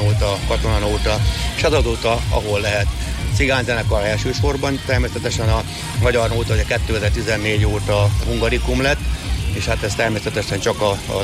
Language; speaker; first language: Hungarian; native; Hungarian